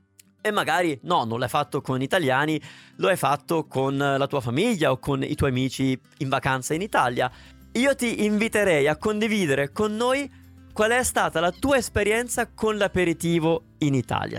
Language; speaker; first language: Italian; native; Italian